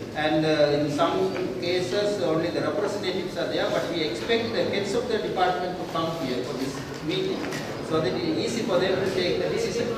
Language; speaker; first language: English; non-native, local second language; Tamil